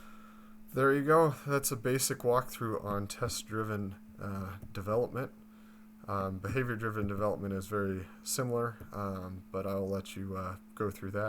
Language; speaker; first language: English; native; English